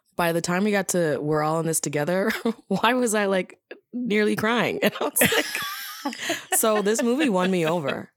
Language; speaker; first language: English; native; English